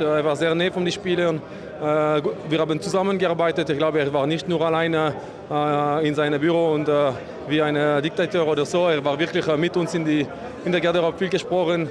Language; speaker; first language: German; non-native, learner; French